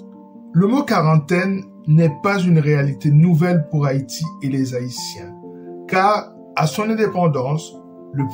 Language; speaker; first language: French; non-native, local second language; Haitian Creole